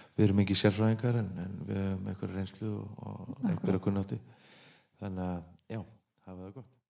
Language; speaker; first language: Icelandic; non-native, fluent; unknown